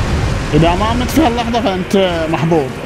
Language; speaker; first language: Arabic; native; Arabic